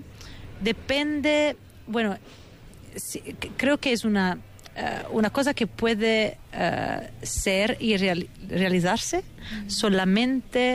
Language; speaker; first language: Spanish; non-native, fluent; Italian